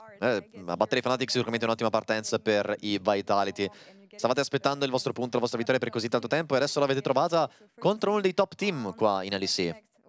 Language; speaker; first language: Italian; native; Italian